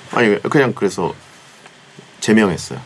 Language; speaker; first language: Korean; native; Korean